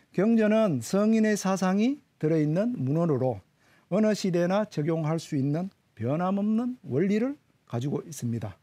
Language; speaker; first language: Korean; native; Korean